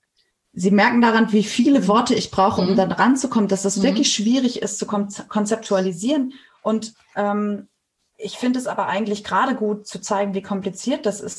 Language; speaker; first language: German; native; German